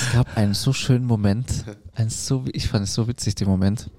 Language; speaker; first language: German; native; German